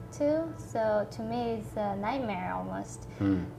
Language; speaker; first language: English; non-native, fluent; Korean